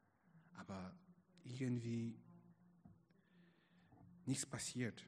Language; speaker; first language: German; non-native, fluent; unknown